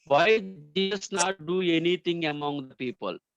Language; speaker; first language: English; non-native, local second language; Telugu